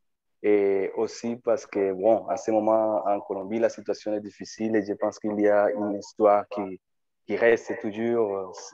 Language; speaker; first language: French; non-native, learner; Spanish